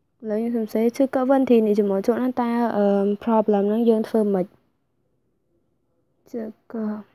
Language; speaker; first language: Chinese; non-native, learner; Khmer